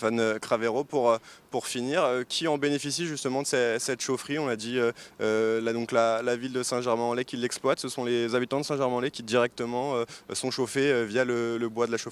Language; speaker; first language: French; native; French